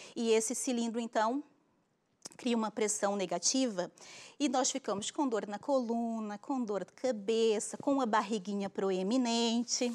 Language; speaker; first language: Portuguese; native; Portuguese